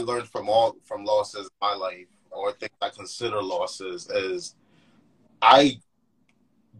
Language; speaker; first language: English; native; English